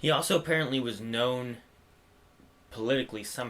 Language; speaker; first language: English; native; English